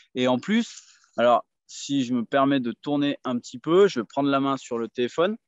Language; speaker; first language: French; native; French